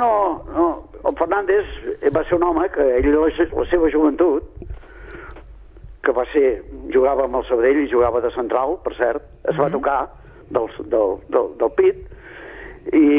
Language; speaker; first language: Catalan; native; Catalan